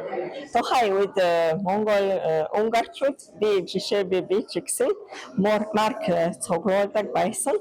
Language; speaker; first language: Mongolian; non-native, fluent; Hungarian